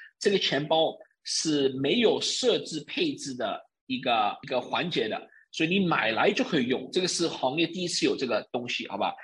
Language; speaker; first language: Chinese; early bilingual, heritage; Chinese